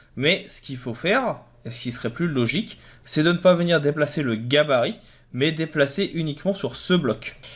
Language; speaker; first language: French; native; French